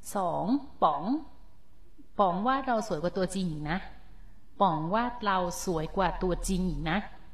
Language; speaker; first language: Thai; native; Thai